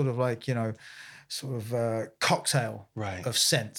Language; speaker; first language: English; native; English